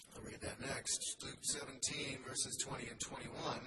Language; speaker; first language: English; native; English